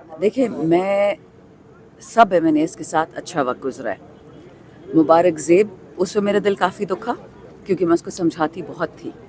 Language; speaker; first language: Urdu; non-native, local second language; Pashto